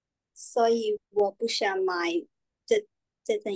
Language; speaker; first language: Chinese; non-native, learner; Thai